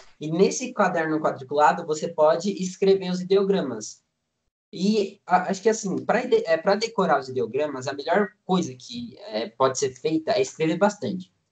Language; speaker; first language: Portuguese; native; Portuguese